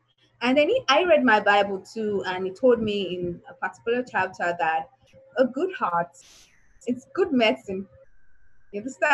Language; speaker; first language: English; non-native, local second language; Igbo